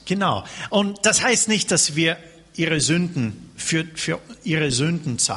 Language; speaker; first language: German; non-native, fluent; English